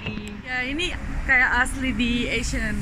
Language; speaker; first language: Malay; early bilingual, heritage; Malay